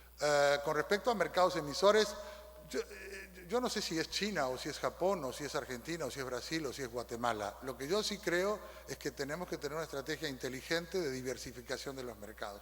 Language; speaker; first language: Spanish; native; Spanish